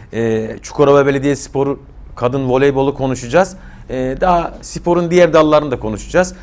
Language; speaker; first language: Turkish; native; Turkish